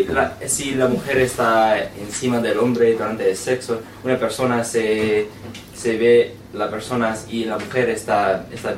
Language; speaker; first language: Spanish; non-native, learner; English